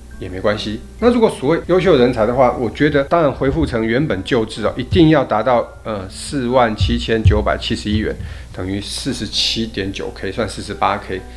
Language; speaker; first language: Chinese; native; Chinese